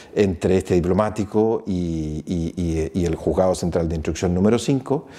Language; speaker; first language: Spanish; native; Spanish